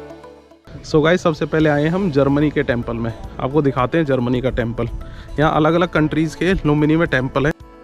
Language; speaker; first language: Hindi; native; Hindi